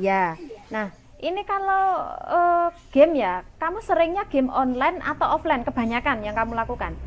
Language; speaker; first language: Indonesian; native; Indonesian